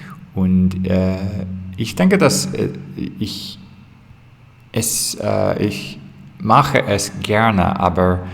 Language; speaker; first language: German; non-native, learner; English